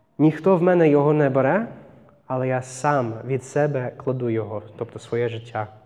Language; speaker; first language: Ukrainian; non-native, fluent; English